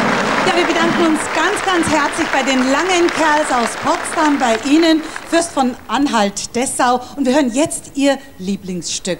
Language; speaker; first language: German; native; German